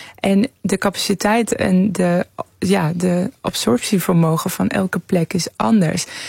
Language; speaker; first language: Dutch; early bilingual, other home language; Persian